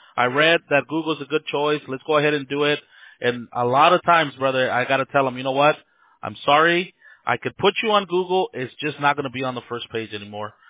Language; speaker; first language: English; early bilingual, other home language; Spanish